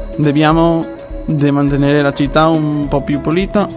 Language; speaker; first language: Italian; non-native, learner; Spanish